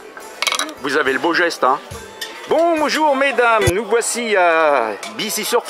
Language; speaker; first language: French; native; French